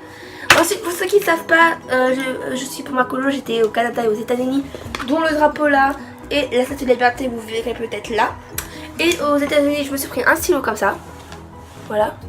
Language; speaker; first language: French; native; French